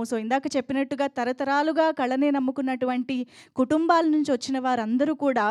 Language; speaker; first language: Telugu; native; Telugu